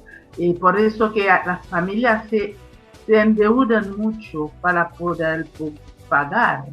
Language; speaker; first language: Spanish; non-native, fluent; Haitian Creole